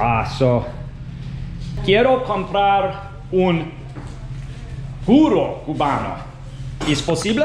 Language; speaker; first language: Spanish; non-native, learner; English